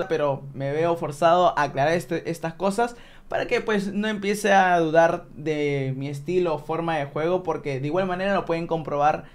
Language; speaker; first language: Spanish; native; Spanish